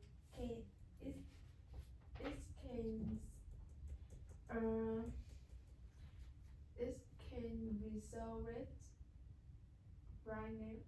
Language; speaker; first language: English; non-native, learner; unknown